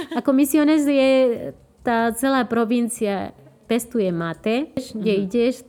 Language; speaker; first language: Slovak; non-native, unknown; Spanish